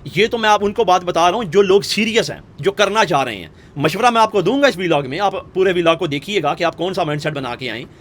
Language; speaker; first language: Urdu; native; Urdu